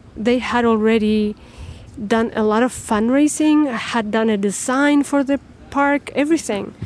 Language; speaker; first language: English; non-native, fluent; Spanish